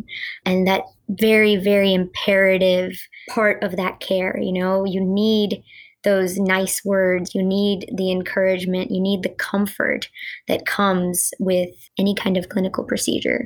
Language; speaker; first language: English; early bilingual, other home language; Gujarati